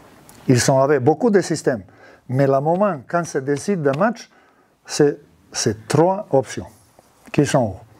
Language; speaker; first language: French; non-native, learner; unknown